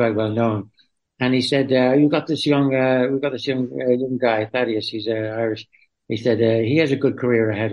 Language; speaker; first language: English; native; English